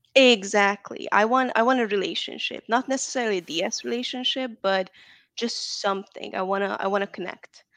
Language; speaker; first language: English; non-native, fluent; Hungarian